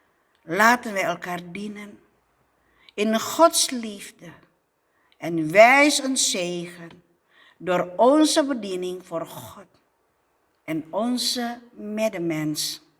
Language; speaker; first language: Dutch; non-native, fluent; Indonesian